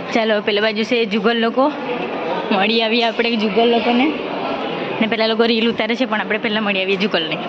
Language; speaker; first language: Gujarati; native; Gujarati